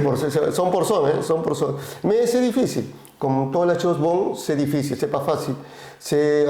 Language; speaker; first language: French; non-native, learner; Spanish